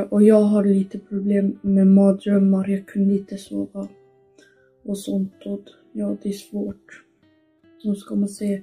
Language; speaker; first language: Swedish; early bilingual, other home language; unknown